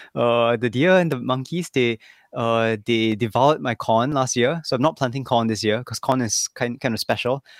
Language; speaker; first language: English; native; English